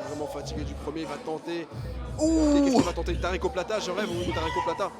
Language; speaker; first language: French; native; French